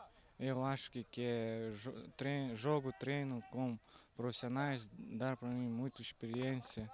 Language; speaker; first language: Portuguese; non-native, learner; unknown